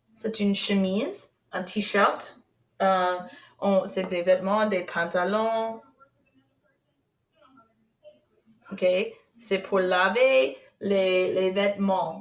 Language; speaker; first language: French; non-native, fluent; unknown